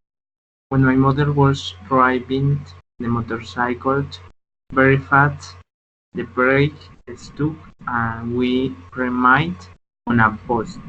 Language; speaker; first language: English; non-native, learner; Spanish